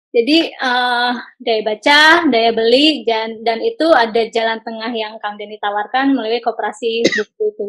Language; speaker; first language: Indonesian; native; Indonesian